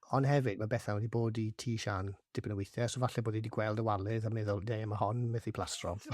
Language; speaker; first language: Welsh; non-native, local second language; English